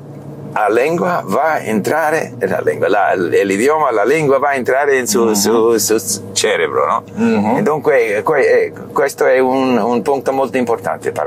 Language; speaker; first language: Italian; non-native, learner; English